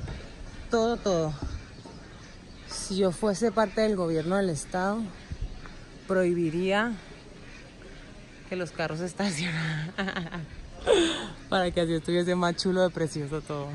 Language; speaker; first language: Spanish; native; Spanish